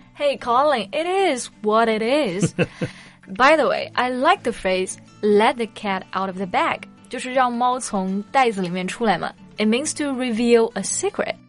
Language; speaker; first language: English; non-native, fluent; Chinese